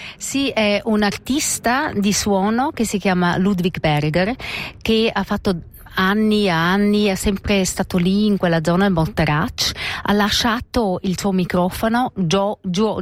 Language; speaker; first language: Italian; non-native, local second language; German